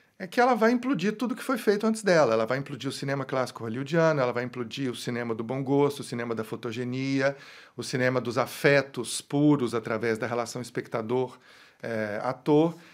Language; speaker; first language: Portuguese; native; Portuguese